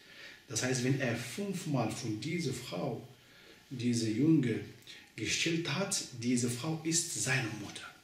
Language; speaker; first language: German; non-native, learner; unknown